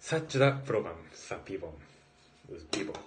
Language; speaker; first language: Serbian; non-native, learner; Japanese